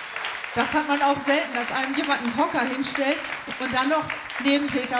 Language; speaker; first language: German; native; German